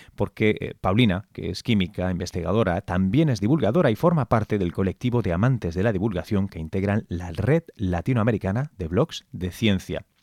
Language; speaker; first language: Spanish; native; Spanish